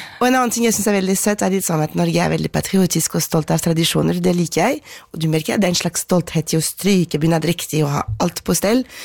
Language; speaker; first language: Norwegian; non-native, fluent; French